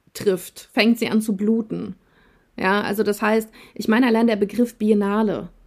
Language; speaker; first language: German; early bilingual, other home language; Russian